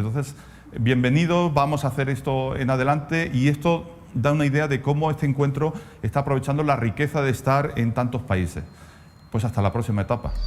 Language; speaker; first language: Spanish; native; Spanish